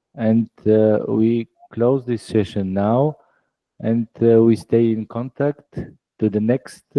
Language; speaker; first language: English; non-native, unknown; Bulgarian